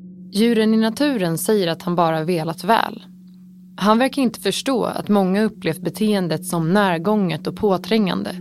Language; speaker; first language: Swedish; native; Swedish